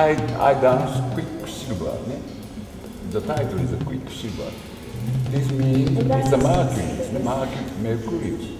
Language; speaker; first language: English; non-native, learner; Japanese